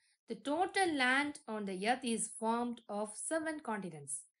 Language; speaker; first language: English; non-native, local second language; Tamil